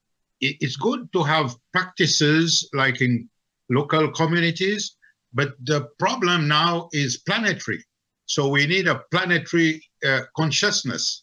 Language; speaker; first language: English; non-native, fluent; Seselwa Creole French